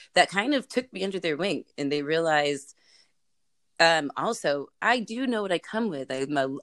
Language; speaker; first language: English; native; English